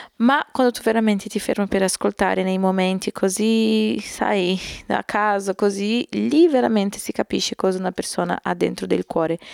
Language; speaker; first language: Italian; non-native, fluent; Portuguese